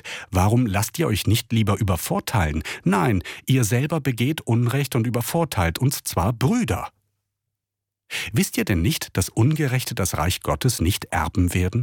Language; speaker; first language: German; native; German